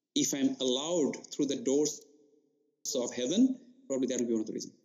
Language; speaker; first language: English; non-native, local second language; Bangla